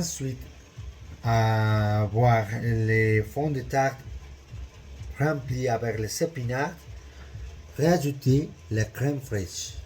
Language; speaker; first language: French; non-native, learner; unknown